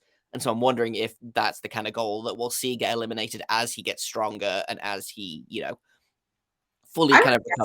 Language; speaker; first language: English; native; English